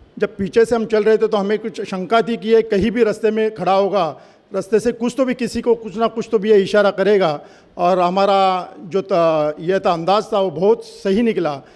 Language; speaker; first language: Hindi; non-native, local second language; Marathi